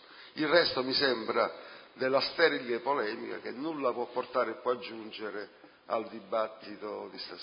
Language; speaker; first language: Italian; native; Italian